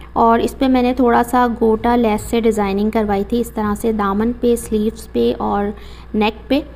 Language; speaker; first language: Urdu; native; Urdu